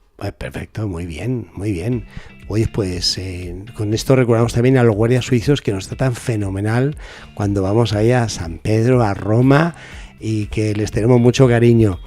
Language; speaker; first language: Spanish; native; Spanish